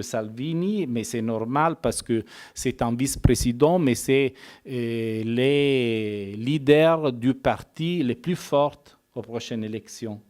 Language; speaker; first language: French; non-native, fluent; Italian